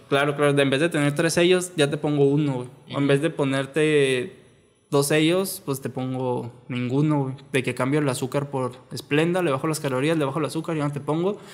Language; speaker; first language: Spanish; native; Spanish